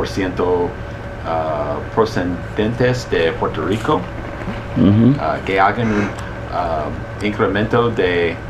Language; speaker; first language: Spanish; early bilingual, heritage; Spanish